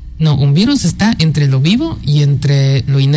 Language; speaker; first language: Spanish; native; Spanish